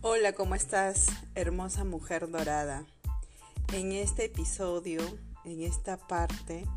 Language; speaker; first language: Spanish; native; Spanish